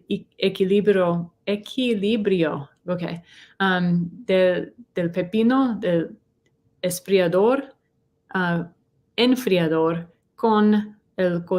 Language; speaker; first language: Spanish; non-native, fluent; English